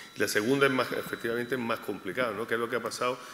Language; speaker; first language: Spanish; native; Spanish